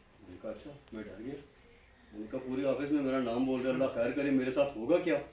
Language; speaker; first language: Urdu; native; Urdu